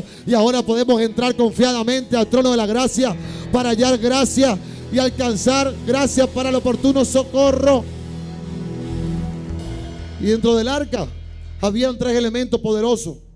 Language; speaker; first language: Spanish; native; Spanish